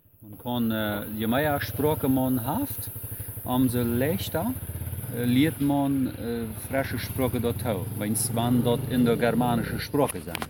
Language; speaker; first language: German; non-native, local second language; Plautdietsch